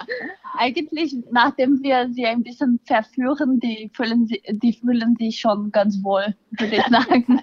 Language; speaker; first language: German; non-native, fluent; Portuguese